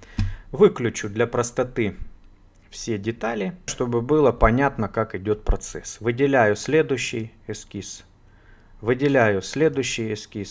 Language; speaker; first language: Russian; native; Russian